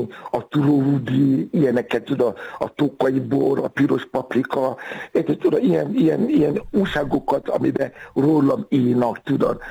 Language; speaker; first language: Hungarian; non-native, fluent; Yoruba